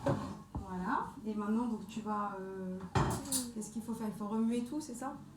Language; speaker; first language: French; native; French